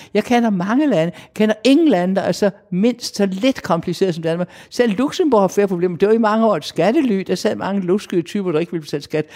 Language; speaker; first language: Danish; native; Danish